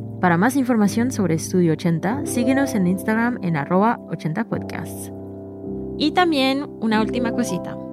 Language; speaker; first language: Spanish; early bilingual, heritage; Spanish